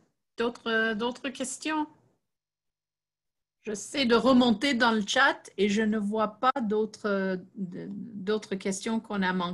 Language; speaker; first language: French; non-native, fluent; English